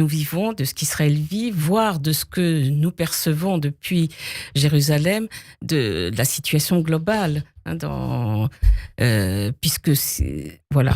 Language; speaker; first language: French; native; French